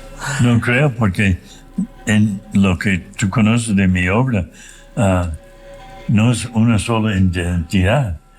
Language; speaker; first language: Spanish; non-native, fluent; English